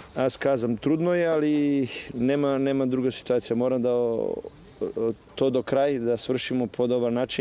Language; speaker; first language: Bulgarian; non-native, learner; Serbian